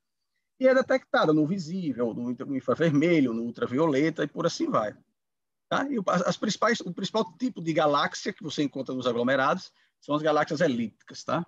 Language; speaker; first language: Portuguese; native; Portuguese